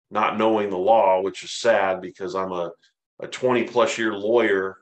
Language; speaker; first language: English; native; English